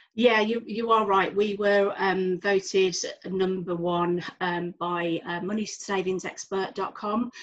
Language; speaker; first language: English; native; English